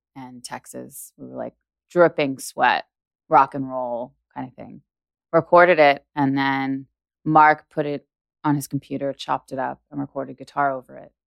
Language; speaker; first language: English; native; English